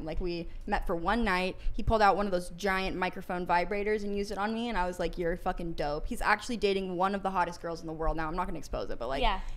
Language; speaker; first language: English; native; English